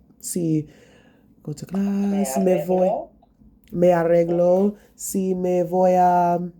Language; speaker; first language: Spanish; non-native, learner; English